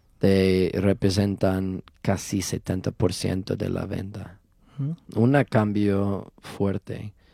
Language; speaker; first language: Spanish; non-native, learner; English